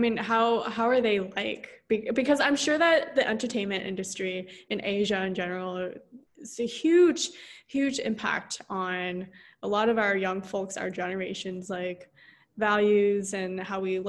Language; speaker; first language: English; native; English